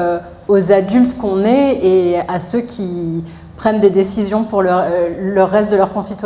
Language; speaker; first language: French; native; French